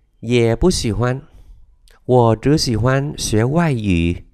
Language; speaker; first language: Chinese; non-native, fluent; Vietnamese